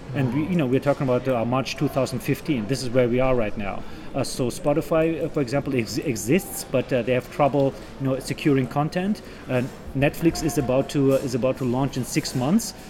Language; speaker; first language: English; non-native, fluent; German